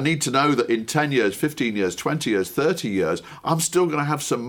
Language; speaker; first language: English; native; English